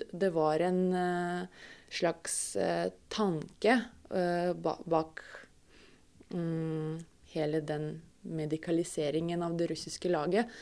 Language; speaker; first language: Norwegian; non-native, fluent; Russian